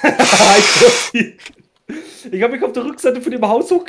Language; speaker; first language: German; native; German